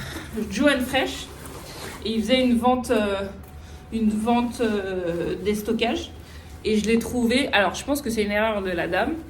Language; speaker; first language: French; native; French